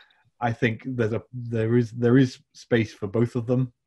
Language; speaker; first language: English; native; English